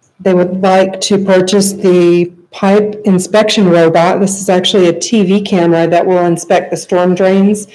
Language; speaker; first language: English; native; English